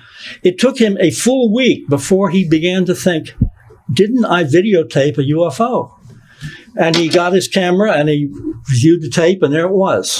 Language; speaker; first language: English; native; English